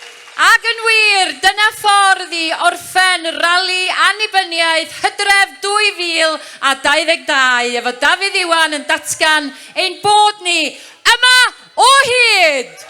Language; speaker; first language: Welsh; native; Welsh